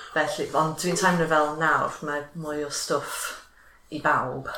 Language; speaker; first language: Welsh; non-native, fluent; English